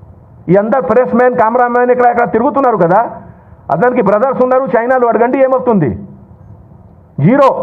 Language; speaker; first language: Telugu; non-native, local second language; Hindi